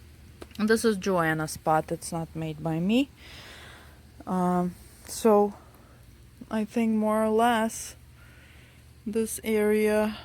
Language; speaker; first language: English; non-native, fluent; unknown